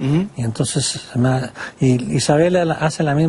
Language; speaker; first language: Spanish; non-native, fluent; English